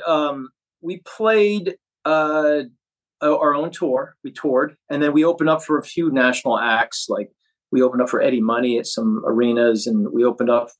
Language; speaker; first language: English; native; English